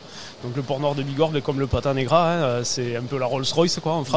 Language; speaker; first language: French; native; French